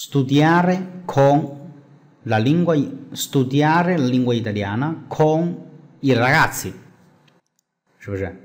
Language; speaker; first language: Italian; non-native, fluent; Chinese